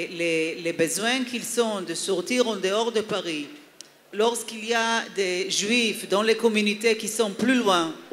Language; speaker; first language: French; non-native, fluent; Hebrew